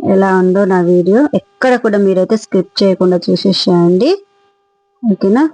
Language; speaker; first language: Telugu; non-native, local second language; Marathi